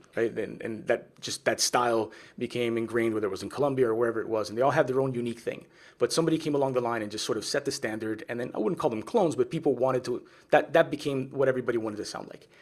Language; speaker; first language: English; early bilingual, other home language; Spanish